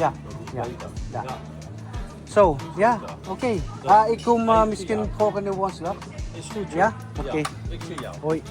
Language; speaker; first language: Dutch; non-native, learner; Filipino